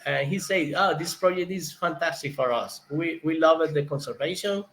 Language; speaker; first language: English; non-native, learner; Spanish